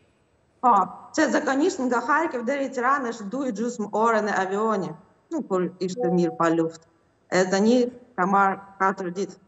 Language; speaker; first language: Albanian; non-native, learner; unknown